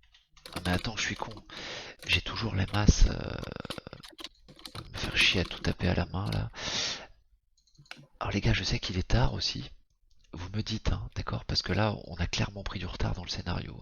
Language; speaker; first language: French; native; French